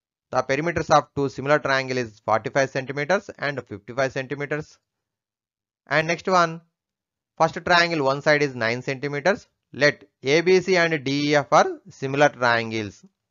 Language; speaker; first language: English; non-native, local second language; Telugu